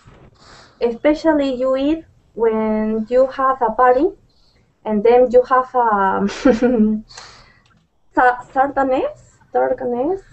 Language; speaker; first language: English; non-native, learner; Spanish